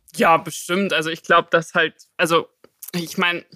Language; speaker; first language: German; native; German